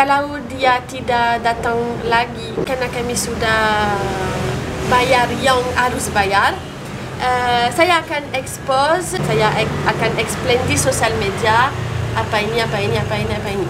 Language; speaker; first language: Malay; non-native, learner; French